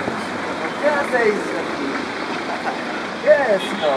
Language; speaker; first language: Spanish; non-native, learner; Polish